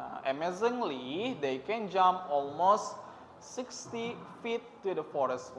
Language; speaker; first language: English; non-native, learner; Indonesian